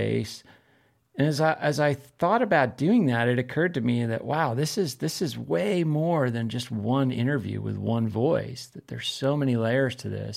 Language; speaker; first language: English; native; English